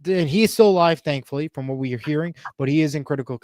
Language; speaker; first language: English; native; English